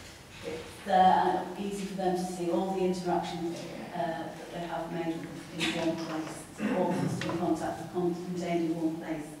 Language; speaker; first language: English; native; English